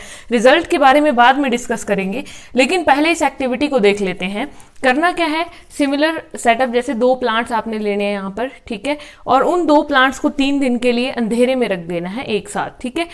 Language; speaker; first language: Hindi; native; Hindi